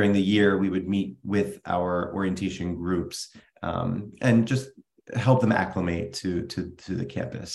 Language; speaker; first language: English; native; English